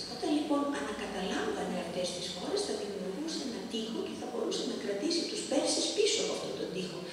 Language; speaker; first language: Greek; early bilingual, heritage; Greek